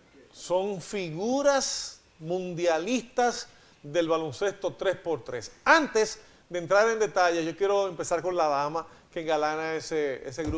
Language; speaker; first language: Spanish; native; Spanish